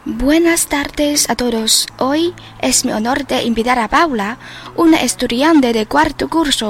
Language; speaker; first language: Spanish; non-native, fluent; Chinese